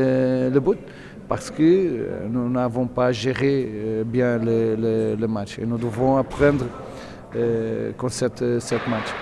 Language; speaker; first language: French; non-native, learner; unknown